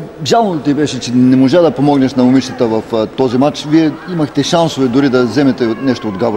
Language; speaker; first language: Bulgarian; native; Bulgarian